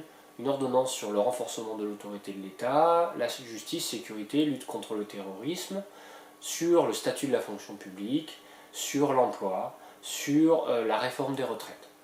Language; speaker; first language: French; native; French